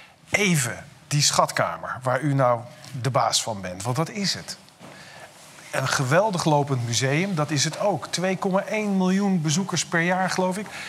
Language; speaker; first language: Dutch; native; Dutch